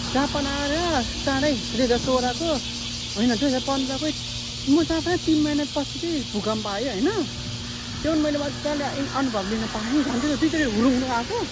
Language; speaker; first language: Nepali; native; Nepali